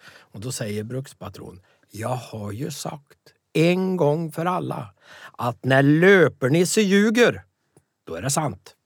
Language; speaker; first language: Swedish; native; Swedish